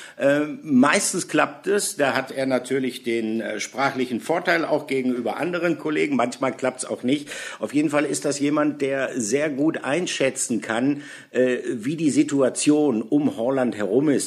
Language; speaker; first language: German; native; German